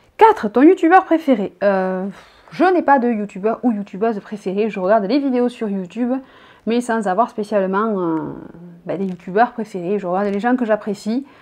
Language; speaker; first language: French; native; French